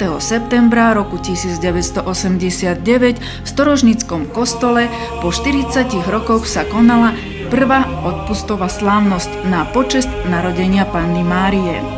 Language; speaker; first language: Slovak; native; Slovak